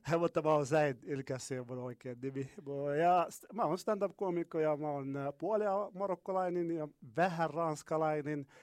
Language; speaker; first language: Finnish; non-native, learner; Arabic